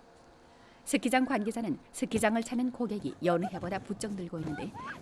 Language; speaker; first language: Korean; native; Korean